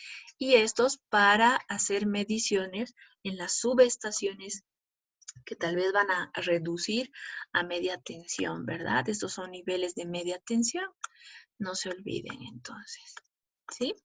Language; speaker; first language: Spanish; native; Spanish